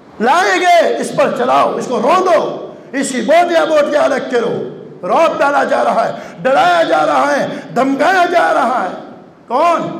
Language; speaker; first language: Urdu; non-native, local second language; Gujarati